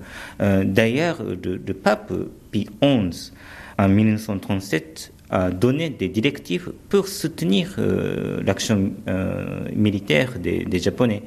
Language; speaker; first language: French; early bilingual, other home language; Japanese